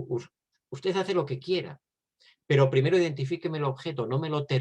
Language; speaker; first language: Spanish; native; Spanish